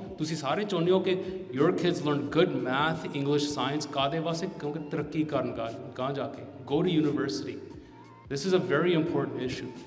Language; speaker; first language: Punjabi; early bilingual, heritage; Punjabi